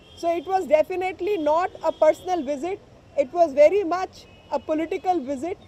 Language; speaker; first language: English; non-native, local second language; Hindi